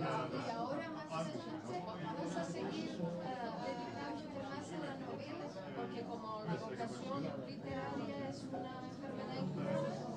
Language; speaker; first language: Spanish; non-native, fluent; Macedonian